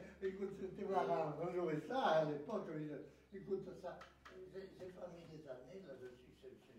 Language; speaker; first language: French; native; French